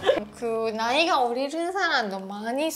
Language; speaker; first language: Korean; non-native, learner; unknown